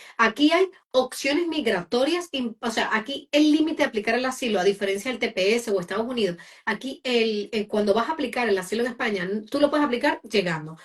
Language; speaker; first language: Spanish; native; Spanish